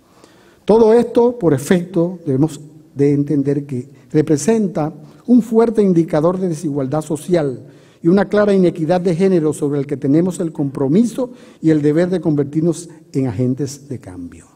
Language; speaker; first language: Spanish; native; Spanish